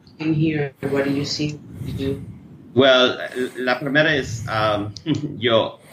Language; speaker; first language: Spanish; non-native, learner; English